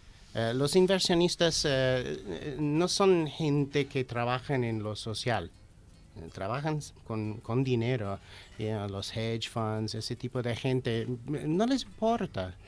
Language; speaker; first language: Spanish; non-native, fluent; English